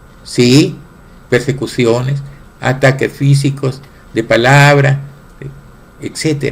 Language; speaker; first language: Spanish; native; Spanish